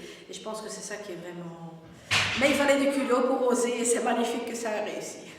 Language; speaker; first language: French; native; French